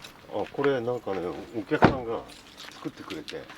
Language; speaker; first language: Japanese; native; Japanese